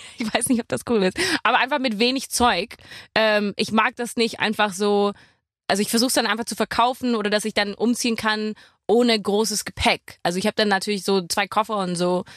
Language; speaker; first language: German; non-native, fluent; English